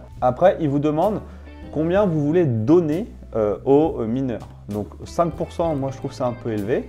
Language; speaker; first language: French; native; French